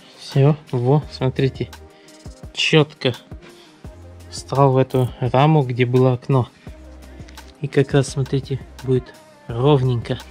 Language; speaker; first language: Russian; early bilingual, heritage; Russian